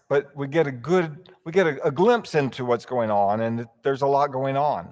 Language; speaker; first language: English; native; English